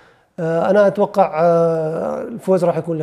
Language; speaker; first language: Arabic; native; Arabic